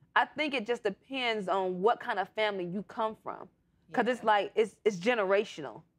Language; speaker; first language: English; native; English